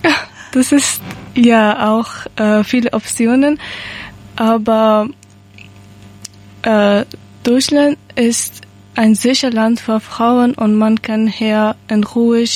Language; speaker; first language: German; non-native, learner; Persian